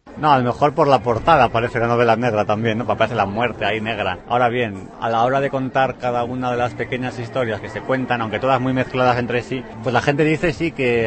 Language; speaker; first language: Spanish; native; Spanish